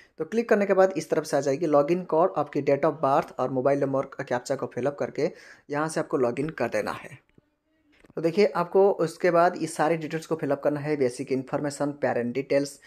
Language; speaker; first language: Hindi; non-native, local second language; Bangla